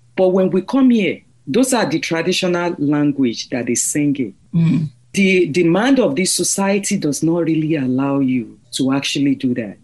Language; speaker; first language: English; non-native, local second language; Yoruba